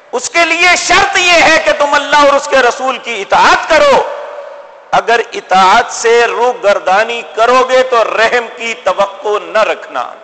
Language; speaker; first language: Urdu; non-native, local second language; Punjabi